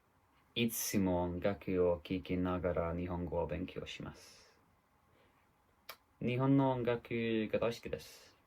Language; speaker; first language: Japanese; non-native, learner; English